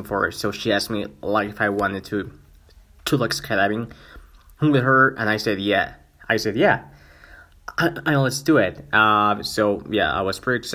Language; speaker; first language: English; non-native, fluent; Spanish